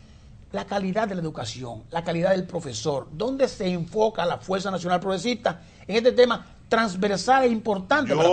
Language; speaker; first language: Spanish; native; Spanish